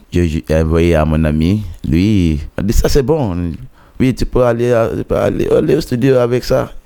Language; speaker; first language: French; non-native, learner; Yoruba